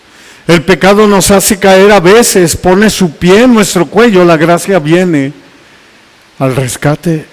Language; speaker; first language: Spanish; native; Spanish